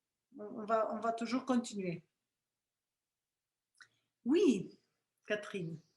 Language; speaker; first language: French; non-native, fluent; Spanish